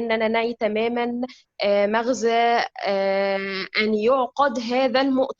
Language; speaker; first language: Arabic; native; Arabic